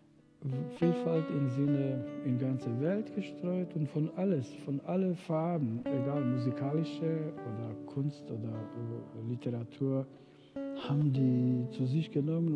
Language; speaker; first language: German; non-native, fluent; Romany